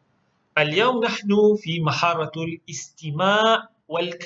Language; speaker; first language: Arabic; non-native, local second language; Malay